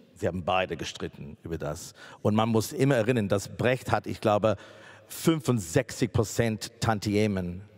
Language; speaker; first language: German; non-native, fluent; English